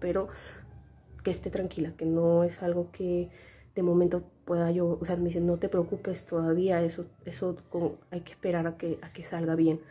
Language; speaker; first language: Spanish; native; Spanish